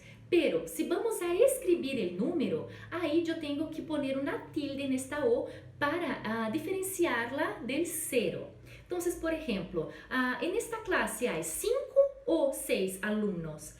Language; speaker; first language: Spanish; non-native, fluent; Portuguese